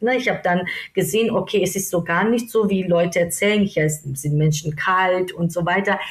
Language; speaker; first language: German; non-native, fluent; Georgian